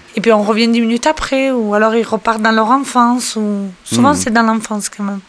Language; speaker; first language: French; early bilingual, other home language; Portuguese